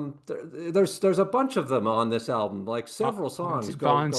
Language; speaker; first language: English; native; English